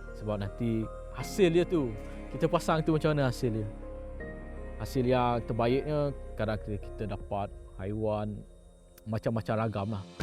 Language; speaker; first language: Malay; non-native, local second language; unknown